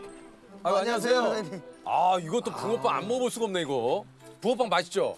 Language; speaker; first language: Korean; native; Korean